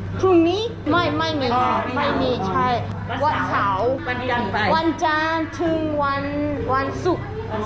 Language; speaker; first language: Thai; non-native, learner; Korean